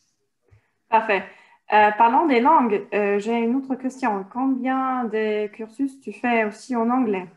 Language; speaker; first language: French; non-native, fluent; German